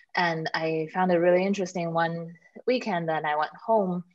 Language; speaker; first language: English; native; English